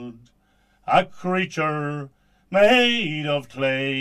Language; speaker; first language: English; native; English